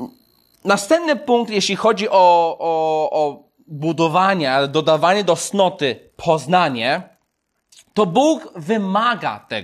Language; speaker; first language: Polish; non-native, fluent; English